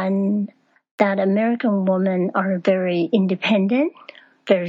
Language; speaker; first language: English; non-native, fluent; Chinese